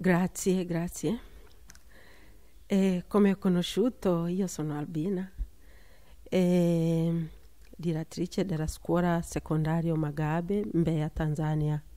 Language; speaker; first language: Italian; non-native, learner; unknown